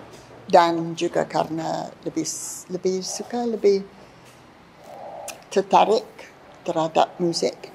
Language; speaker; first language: Indonesian; non-native, fluent; English